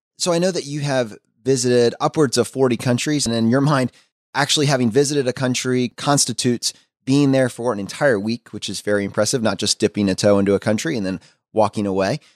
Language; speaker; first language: English; native; English